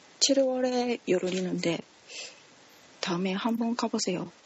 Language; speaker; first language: Korean; non-native, learner; Japanese